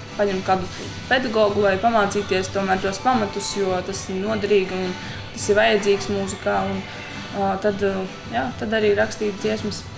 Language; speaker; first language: Latvian; native; Latvian